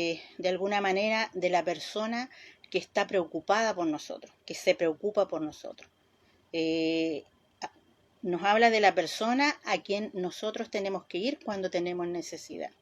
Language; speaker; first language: Spanish; native; Spanish